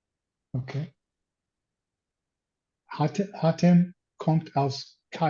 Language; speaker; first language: German; non-native, learner; English